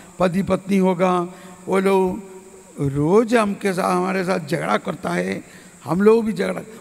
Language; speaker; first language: Hindi; non-native, local second language; Malayalam